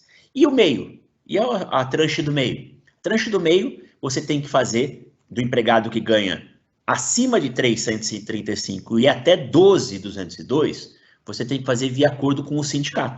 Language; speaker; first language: Portuguese; native; Portuguese